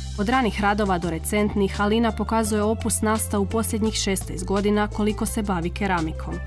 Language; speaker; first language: Croatian; native; Croatian